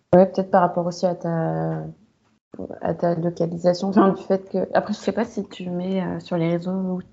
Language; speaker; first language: French; native; French